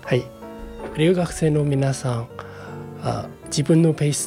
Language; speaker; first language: Japanese; non-native, learner; Mongolian